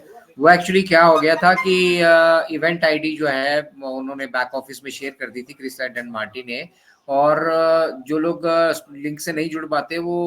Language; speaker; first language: Hindi; native; Hindi